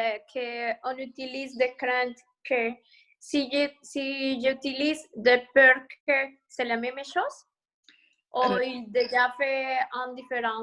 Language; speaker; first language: French; non-native, learner; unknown